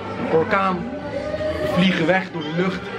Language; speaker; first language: Dutch; native; Dutch